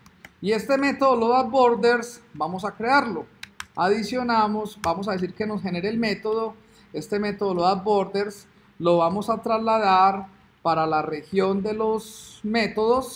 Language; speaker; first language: Spanish; native; Spanish